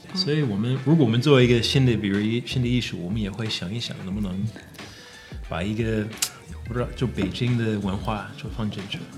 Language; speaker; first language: Chinese; non-native, fluent; English